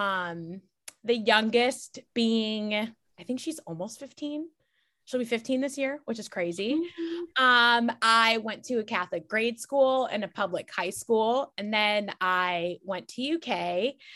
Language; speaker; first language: English; native; English